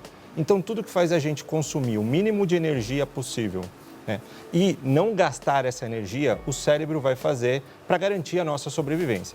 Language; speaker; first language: Portuguese; native; Portuguese